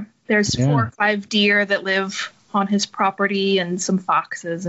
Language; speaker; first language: English; native; English